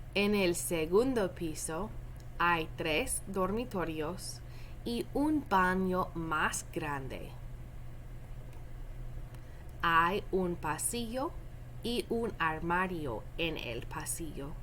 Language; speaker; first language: Spanish; non-native, fluent; English